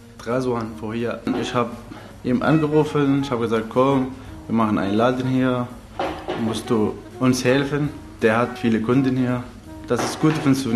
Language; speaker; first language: German; non-native, learner; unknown